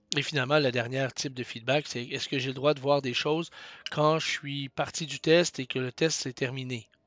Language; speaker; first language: French; native; French